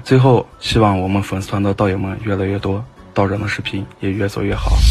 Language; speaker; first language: Chinese; native; Chinese